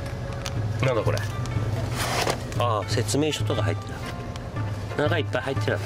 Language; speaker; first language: Japanese; native; Japanese